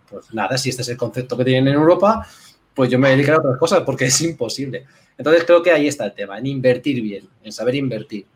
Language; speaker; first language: Spanish; native; Spanish